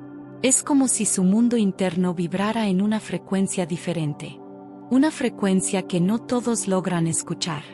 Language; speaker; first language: Spanish; native; Spanish